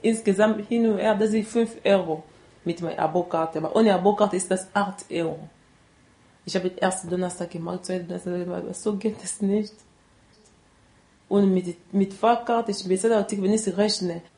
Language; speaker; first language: German; non-native, learner; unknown